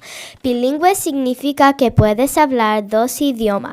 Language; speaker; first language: Spanish; non-native, learner; English